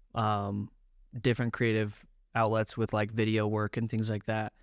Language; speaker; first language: English; native; English